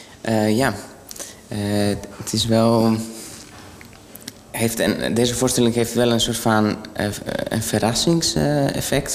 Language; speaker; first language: Dutch; non-native, fluent; Greek